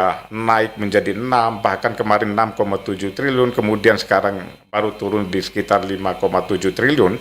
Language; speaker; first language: Indonesian; native; Indonesian